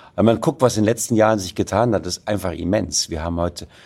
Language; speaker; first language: German; native; German